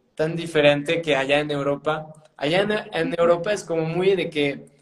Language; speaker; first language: Spanish; non-native, fluent; French